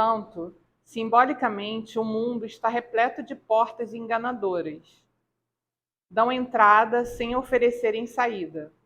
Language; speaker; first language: Portuguese; native; Portuguese